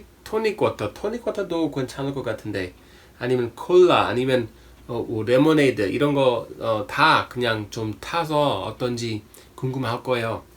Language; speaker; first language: Korean; non-native, fluent; English